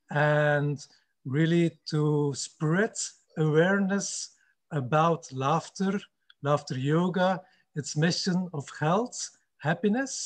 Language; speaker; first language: English; non-native, fluent; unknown